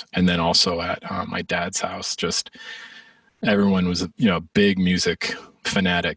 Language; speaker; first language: English; native; English